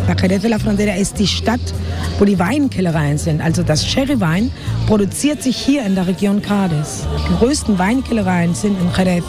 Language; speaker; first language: German; non-native, fluent; Spanish